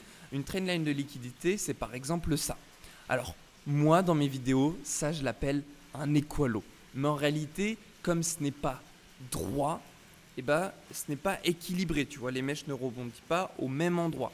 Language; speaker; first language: French; native; French